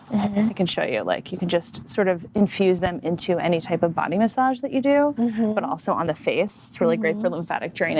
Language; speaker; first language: English; native; English